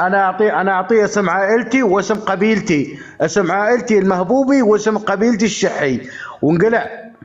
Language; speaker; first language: Arabic; native; Arabic